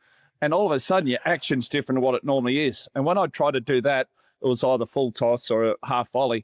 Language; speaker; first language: English; native; English